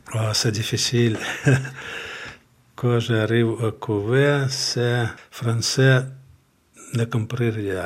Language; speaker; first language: French; non-native, learner; Belarusian